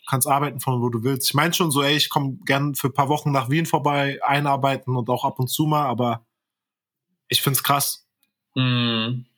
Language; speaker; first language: German; early bilingual, other home language; Turkish